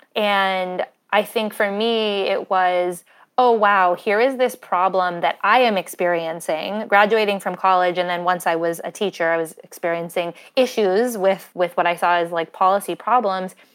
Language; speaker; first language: English; native; English